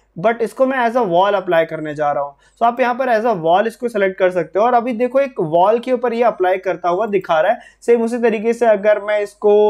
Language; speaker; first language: Hindi; native; Hindi